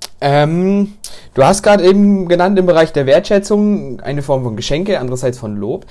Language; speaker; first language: German; native; German